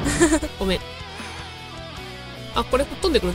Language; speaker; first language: Japanese; native; Japanese